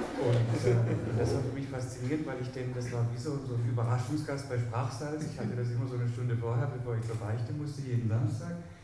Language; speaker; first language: German; early bilingual, other home language; Spanish